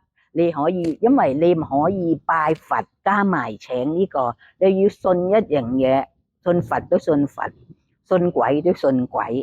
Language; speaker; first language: Cantonese; non-native, learner; Thai